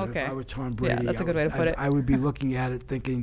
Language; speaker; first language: English; native; English